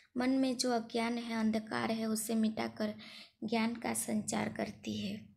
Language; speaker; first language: Hindi; non-native, local second language; Gujarati